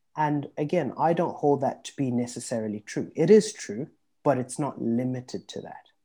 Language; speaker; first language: English; early bilingual, other home language; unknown